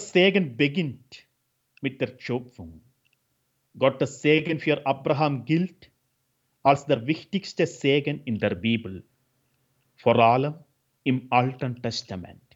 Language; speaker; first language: German; non-native, fluent; Malayalam